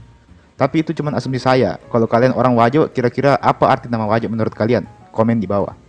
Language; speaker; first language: Indonesian; native; Indonesian